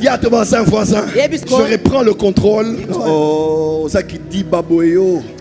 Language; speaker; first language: French; non-native, local second language; Lingala